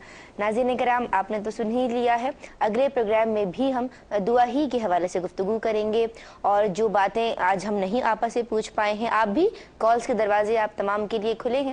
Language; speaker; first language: Urdu; native; Urdu